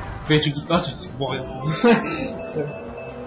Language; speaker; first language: French; native; French